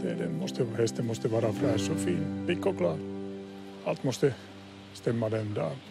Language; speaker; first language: Swedish; non-native, fluent; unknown